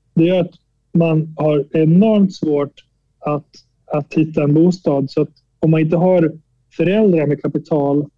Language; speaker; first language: Swedish; early bilingual, other home language; Albanian